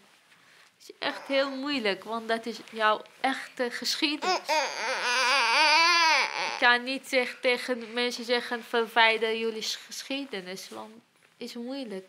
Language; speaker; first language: Dutch; non-native, learner; Arabic